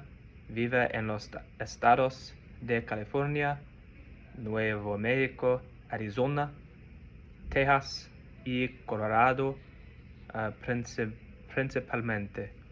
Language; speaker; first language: Spanish; non-native, learner; English